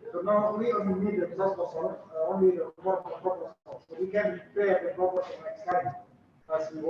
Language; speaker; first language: English; non-native, learner; Indonesian